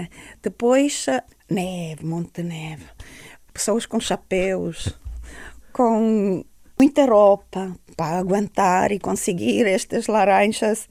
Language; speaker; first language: Portuguese; non-native, fluent; Estonian